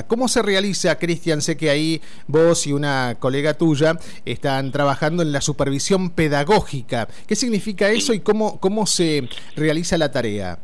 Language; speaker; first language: Spanish; native; Spanish